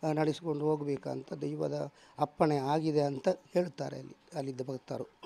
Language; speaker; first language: Kannada; non-native, local second language; Tulu